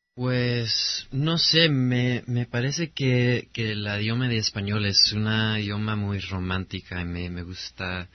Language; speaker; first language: Spanish; early bilingual, heritage; Spanish